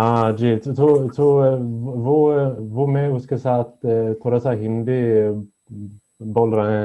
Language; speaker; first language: Hindi; non-native, learner; Swedish